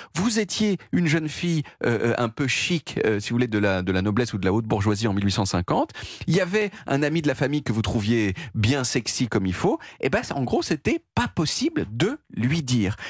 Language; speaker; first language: French; native; French